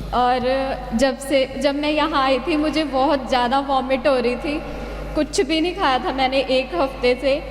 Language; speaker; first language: Hindi; native; Hindi